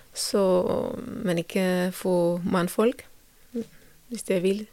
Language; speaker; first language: Norwegian; non-native, learner; Tigrinya